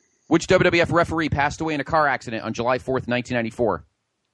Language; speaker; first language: English; native; English